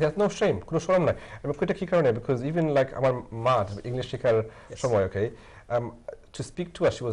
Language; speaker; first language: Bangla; early bilingual, heritage; Sylheti